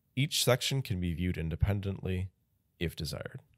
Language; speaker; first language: English; native; English